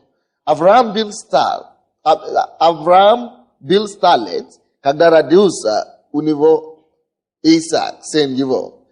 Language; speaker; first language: Russian; non-native, fluent; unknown